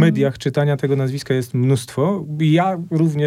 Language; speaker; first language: Polish; native; Polish